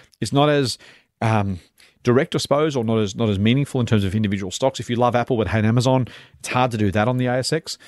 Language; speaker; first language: English; native; English